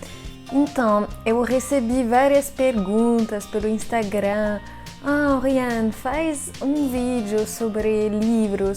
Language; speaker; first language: Portuguese; non-native, fluent; French